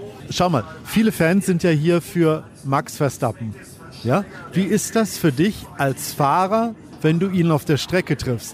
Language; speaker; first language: German; native; German